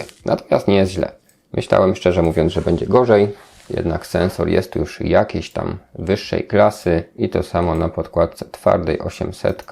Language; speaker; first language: Polish; native; Polish